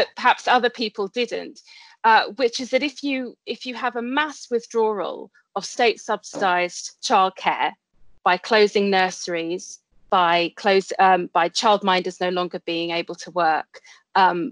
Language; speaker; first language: English; native; English